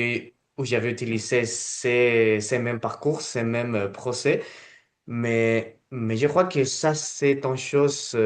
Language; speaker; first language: French; non-native, fluent; Spanish